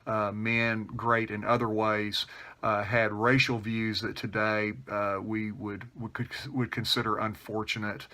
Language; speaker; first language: English; native; English